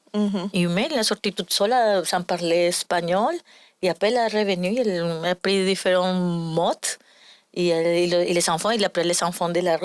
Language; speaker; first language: French; non-native, learner; Spanish